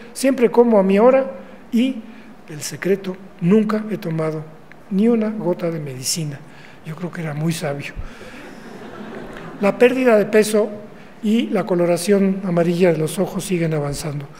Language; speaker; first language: Spanish; native; Spanish